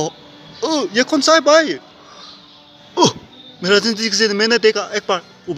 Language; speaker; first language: Hindi; non-native, local second language; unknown